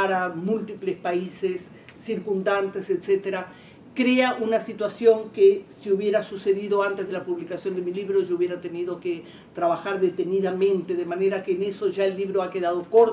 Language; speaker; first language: Spanish; native; Spanish